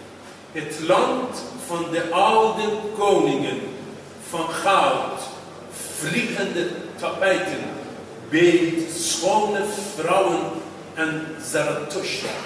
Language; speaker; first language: Dutch; non-native, fluent; Persian